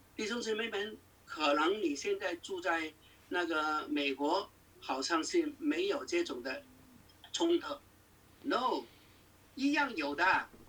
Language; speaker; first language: Chinese; non-native, local second language; Cantonese